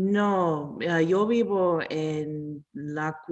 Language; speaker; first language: Spanish; non-native, learner; English